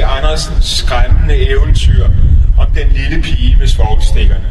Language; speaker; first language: Danish; native; Danish